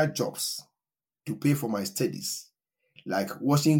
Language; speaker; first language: English; non-native, local second language; Akan